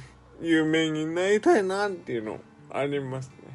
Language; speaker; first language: Japanese; native; Japanese